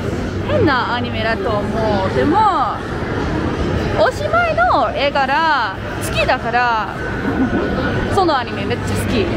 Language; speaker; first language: Japanese; non-native, learner; English